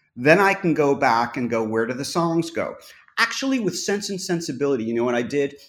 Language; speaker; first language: English; native; English